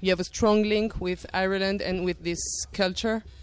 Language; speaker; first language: English; non-native, learner; French